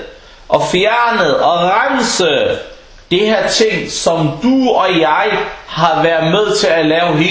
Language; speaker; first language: Danish; non-native, local second language; Arabic